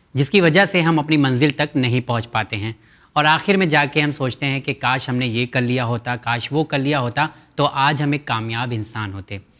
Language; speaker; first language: Hindi; native; Hindi